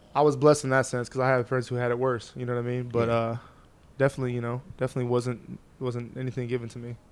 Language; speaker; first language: English; native; English